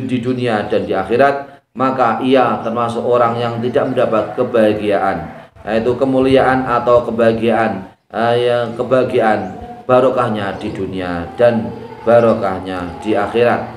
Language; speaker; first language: Indonesian; native; Indonesian